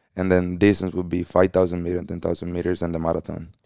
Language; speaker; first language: English; early bilingual, other home language; Spanish